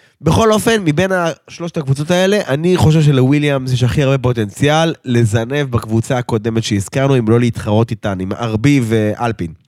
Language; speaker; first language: Hebrew; native; Hebrew